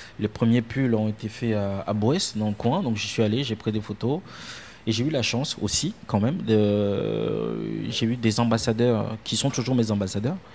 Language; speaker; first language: French; non-native, local second language; Ewe